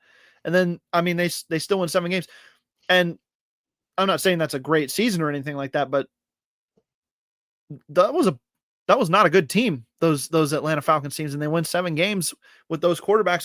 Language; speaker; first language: English; native; English